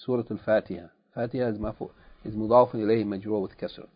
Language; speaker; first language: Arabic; non-native, fluent; English